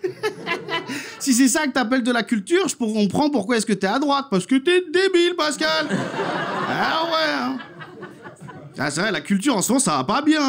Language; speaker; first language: French; native; French